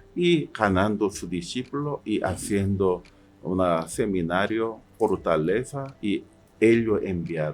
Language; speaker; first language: Spanish; non-native, learner; Korean